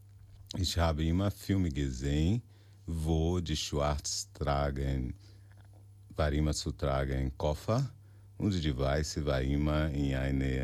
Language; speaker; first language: German; non-native, fluent; Portuguese